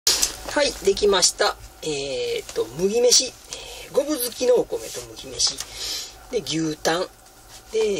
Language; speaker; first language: Japanese; native; Japanese